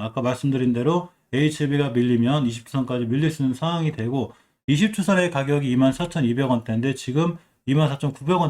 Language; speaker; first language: Korean; native; Korean